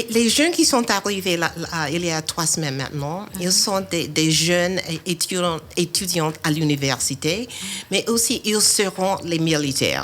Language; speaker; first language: French; non-native, fluent; English